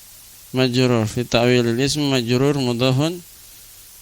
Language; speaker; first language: Arabic; non-native, fluent; Indonesian